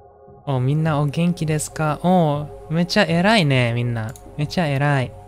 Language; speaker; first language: Japanese; non-native, learner; Indonesian